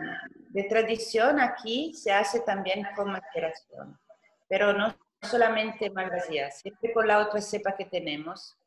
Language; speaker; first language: Spanish; non-native, fluent; Italian